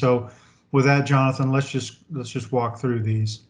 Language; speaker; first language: English; native; English